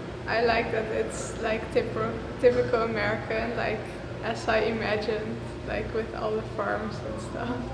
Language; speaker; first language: English; non-native, fluent; Dutch